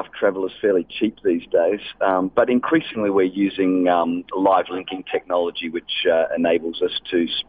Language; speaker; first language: English; native; English